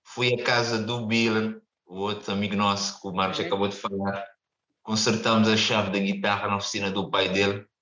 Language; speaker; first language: Portuguese; non-native, local second language; Kabuverdianu